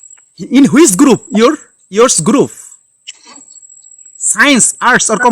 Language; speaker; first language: English; non-native, learner; Bangla